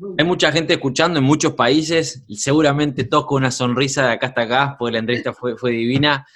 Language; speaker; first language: Spanish; native; Spanish